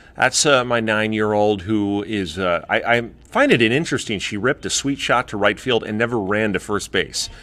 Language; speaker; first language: English; native; English